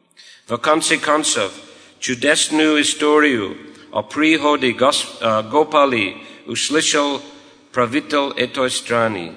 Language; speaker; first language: Russian; non-native, fluent; English